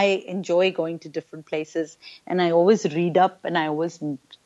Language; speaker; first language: English; non-native, local second language; Urdu